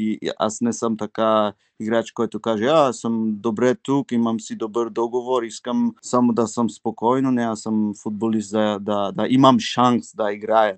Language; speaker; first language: Bulgarian; early bilingual, heritage; Bulgarian